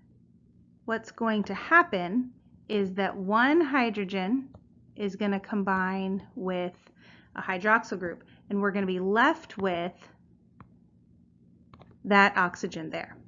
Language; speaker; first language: English; native; English